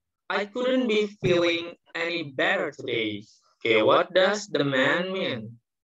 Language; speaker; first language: English; non-native, fluent; Indonesian